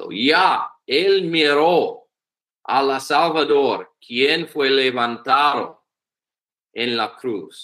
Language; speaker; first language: Spanish; non-native, learner; English